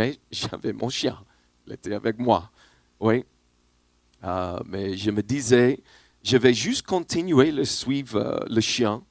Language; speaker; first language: French; non-native, learner; English